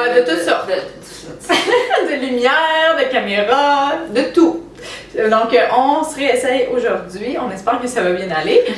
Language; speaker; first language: French; native; French